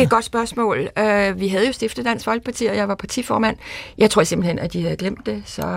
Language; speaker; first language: Danish; native; Danish